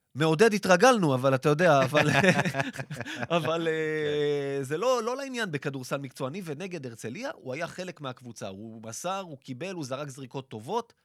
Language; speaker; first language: Hebrew; native; Hebrew